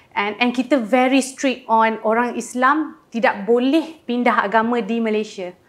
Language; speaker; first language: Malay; native; Malay